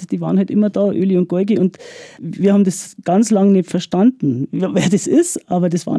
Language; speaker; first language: German; native; German